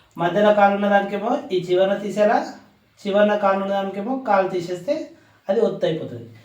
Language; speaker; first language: Telugu; non-native, local second language; Urdu